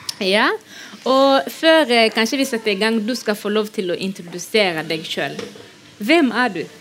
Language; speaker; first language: Norwegian; non-native, fluent; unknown